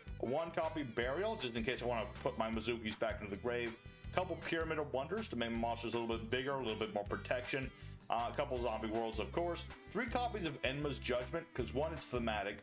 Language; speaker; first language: English; native; English